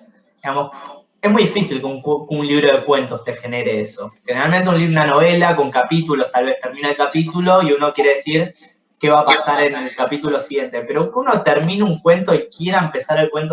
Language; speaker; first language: Spanish; native; Spanish